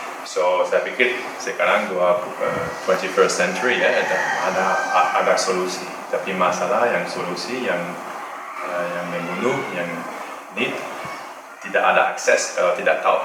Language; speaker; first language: Indonesian; non-native, learner; Dutch